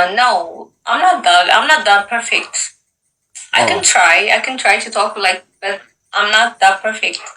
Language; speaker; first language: English; non-native, local second language; Amharic